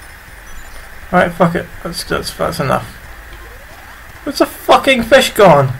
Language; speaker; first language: English; native; English